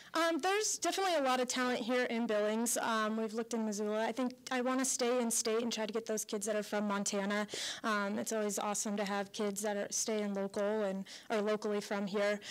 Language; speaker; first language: English; native; English